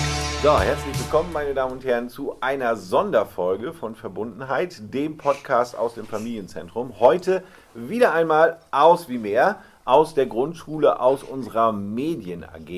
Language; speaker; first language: German; native; German